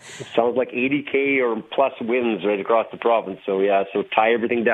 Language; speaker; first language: English; native; English